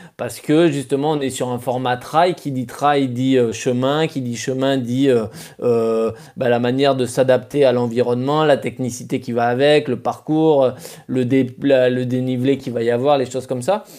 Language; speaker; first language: French; native; French